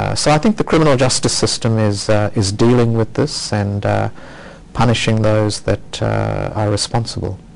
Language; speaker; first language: English; native; English